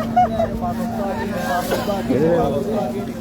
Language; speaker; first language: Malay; non-native, learner; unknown